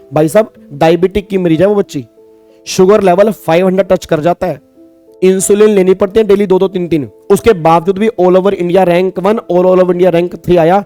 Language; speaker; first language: Hindi; native; Hindi